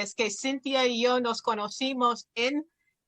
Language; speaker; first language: Spanish; non-native, fluent; English